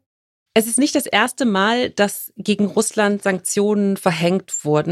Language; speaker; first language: German; native; German